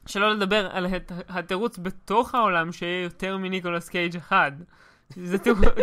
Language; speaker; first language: Hebrew; native; Hebrew